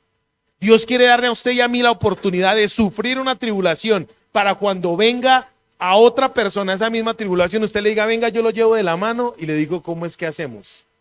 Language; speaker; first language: Spanish; native; Spanish